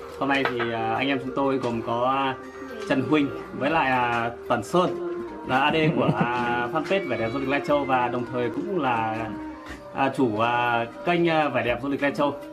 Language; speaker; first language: Vietnamese; non-native, local second language; Iu Mien